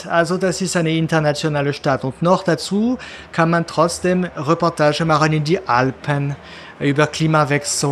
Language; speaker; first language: German; non-native, fluent; French